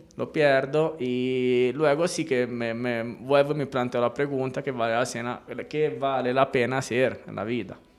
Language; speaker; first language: Spanish; non-native, fluent; Italian